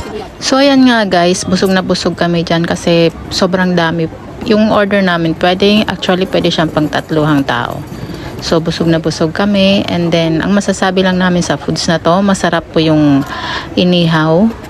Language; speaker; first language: Filipino; native; Filipino